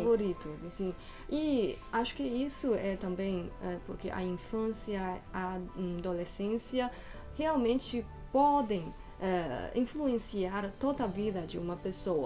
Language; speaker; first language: Portuguese; non-native, fluent; Chinese